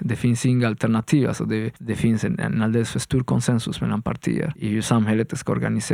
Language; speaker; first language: Swedish; non-native, fluent; Spanish